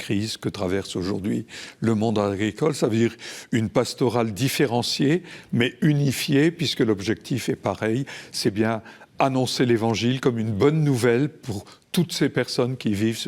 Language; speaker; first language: French; native; French